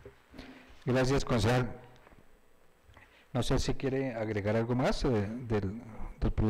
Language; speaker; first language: Spanish; native; Spanish